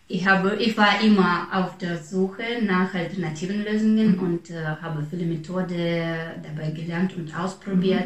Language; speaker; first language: German; non-native, fluent; Russian